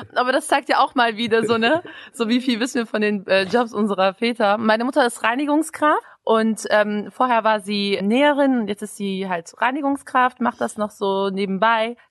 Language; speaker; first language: German; native; German